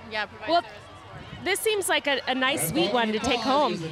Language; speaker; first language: English; native; English